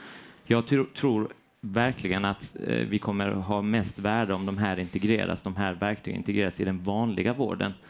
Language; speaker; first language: Swedish; native; Swedish